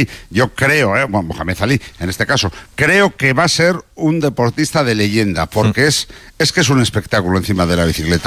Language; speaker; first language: Spanish; native; Spanish